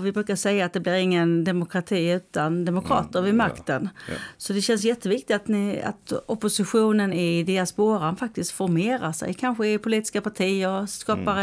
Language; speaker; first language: Swedish; native; Swedish